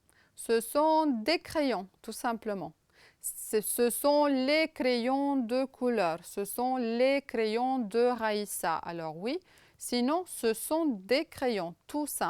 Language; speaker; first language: French; non-native, fluent; Romanian